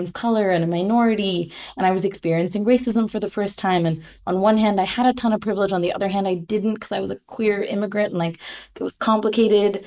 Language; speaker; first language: English; non-native, local second language; Hindi